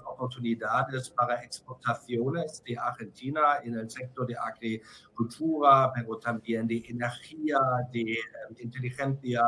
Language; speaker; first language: Spanish; non-native, fluent; German